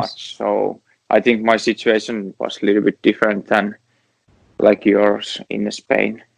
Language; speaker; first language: English; non-native, learner; Finnish